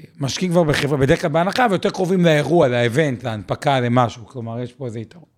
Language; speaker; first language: Hebrew; native; Hebrew